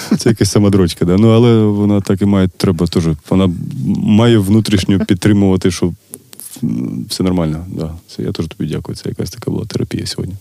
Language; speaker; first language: Ukrainian; non-native, local second language; Russian